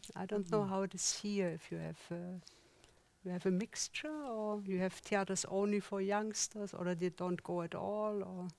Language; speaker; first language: English; non-native, learner; German